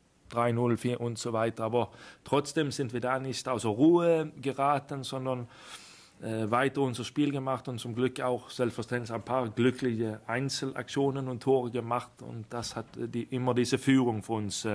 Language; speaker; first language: German; non-native, fluent; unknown